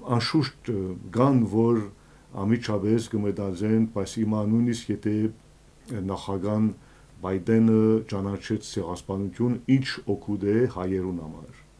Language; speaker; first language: Armenian; early bilingual, heritage; Armenian